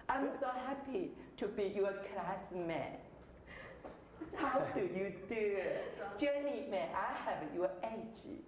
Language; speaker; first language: English; non-native, fluent; Chinese